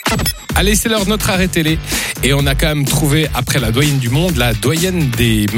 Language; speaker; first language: French; native; French